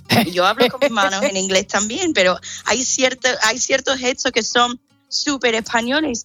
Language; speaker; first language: Spanish; non-native, fluent; English